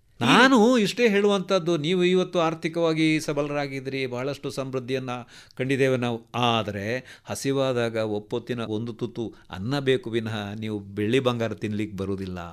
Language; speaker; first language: Kannada; non-native, local second language; Tulu